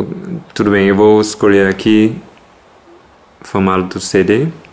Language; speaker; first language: Portuguese; non-native, fluent; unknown